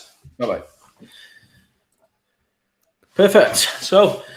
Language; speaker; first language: English; native; English